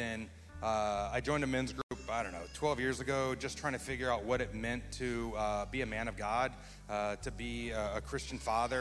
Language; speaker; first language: English; native; English